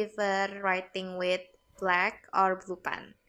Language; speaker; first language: English; non-native, learner; Indonesian